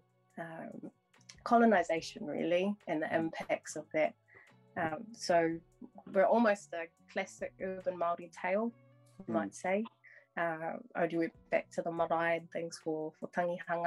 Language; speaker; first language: English; native; English